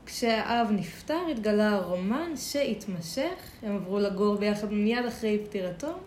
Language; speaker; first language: Hebrew; native; Hebrew